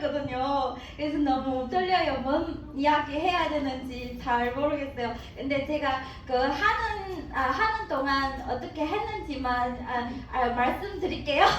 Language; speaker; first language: Korean; non-native, learner; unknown